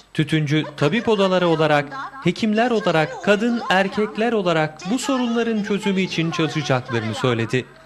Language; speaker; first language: Turkish; native; Turkish